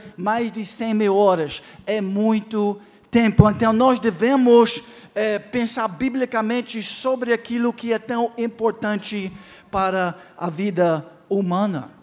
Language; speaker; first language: Portuguese; non-native, fluent; English